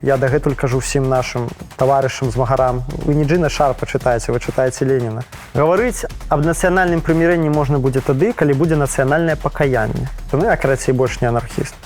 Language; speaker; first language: Belarusian; non-native, local second language; Russian